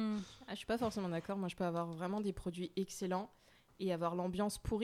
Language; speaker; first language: French; native; French